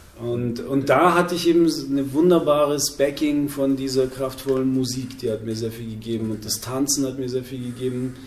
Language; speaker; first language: German; early bilingual, other home language; Turkish